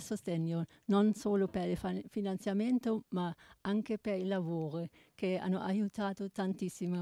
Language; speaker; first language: Italian; non-native, learner; German